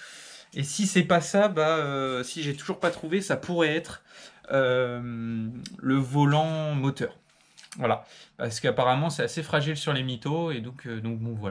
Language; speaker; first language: French; native; French